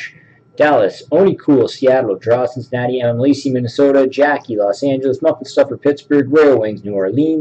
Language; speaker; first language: English; native; English